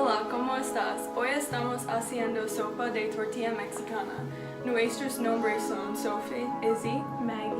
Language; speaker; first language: Spanish; non-native, learner; English